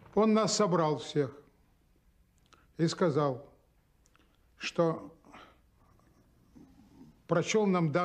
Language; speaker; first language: Russian; native; Russian